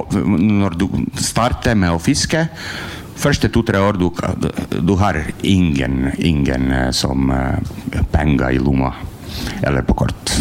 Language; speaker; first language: Norwegian; non-native, learner; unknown